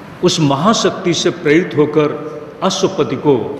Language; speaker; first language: Hindi; native; Hindi